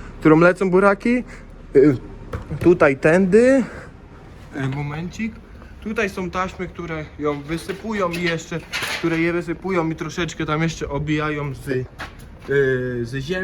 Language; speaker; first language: Polish; native; Polish